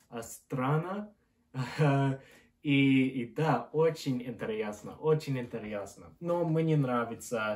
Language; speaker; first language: Russian; non-native, learner; English